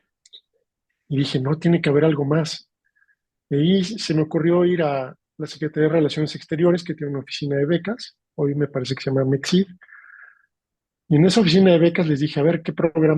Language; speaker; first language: Spanish; native; Spanish